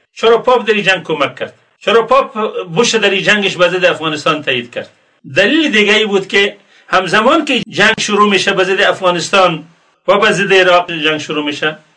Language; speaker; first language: Persian; native; Persian